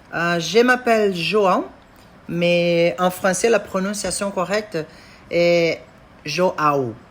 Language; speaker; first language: French; non-native, learner; Portuguese